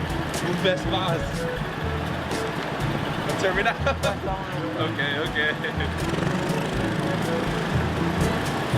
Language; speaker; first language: Spanish; non-native, learner; English